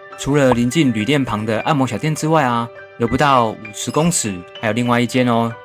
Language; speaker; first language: Chinese; native; Chinese